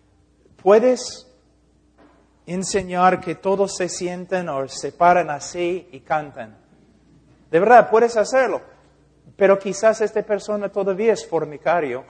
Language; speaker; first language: Spanish; non-native, fluent; English